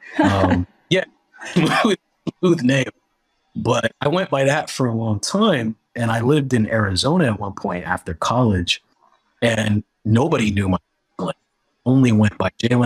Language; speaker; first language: English; native; English